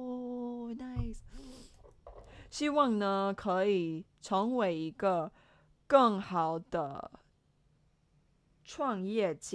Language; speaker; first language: Chinese; non-native, learner; English